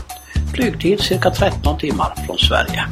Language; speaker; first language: Swedish; native; Swedish